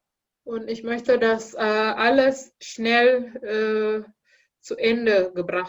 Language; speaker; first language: German; non-native, learner; Indonesian